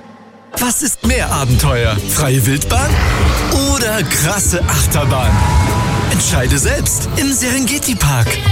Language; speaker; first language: German; native; German